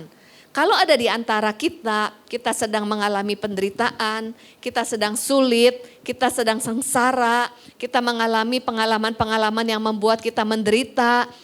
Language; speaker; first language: Indonesian; native; Indonesian